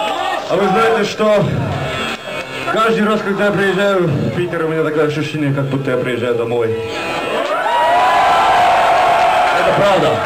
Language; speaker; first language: Russian; non-native, fluent; Finnish